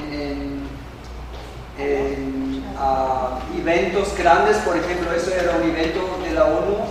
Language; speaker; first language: Spanish; non-native, fluent; German